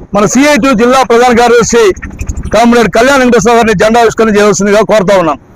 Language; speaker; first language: Telugu; native; Telugu